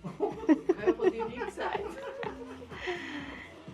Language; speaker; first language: German; non-native, learner; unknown